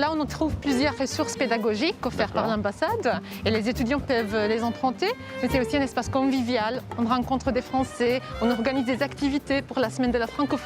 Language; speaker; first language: French; non-native, fluent; Maltese